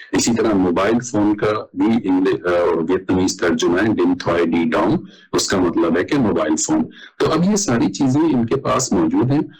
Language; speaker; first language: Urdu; native; Urdu